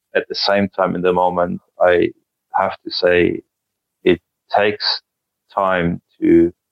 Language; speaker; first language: English; non-native, fluent; German